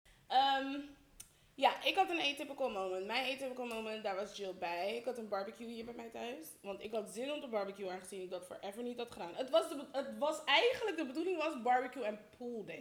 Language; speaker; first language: Dutch; early bilingual, heritage; Dutch